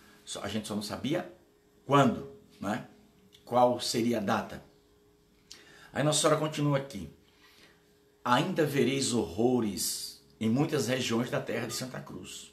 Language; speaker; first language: Portuguese; native; Portuguese